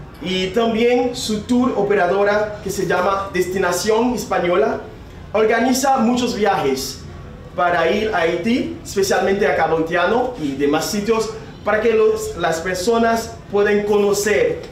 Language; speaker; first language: Spanish; non-native, fluent; Haitian Creole